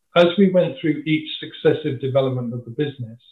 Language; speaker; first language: English; native; English